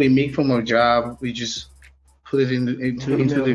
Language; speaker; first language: English; non-native, local second language; Yoruba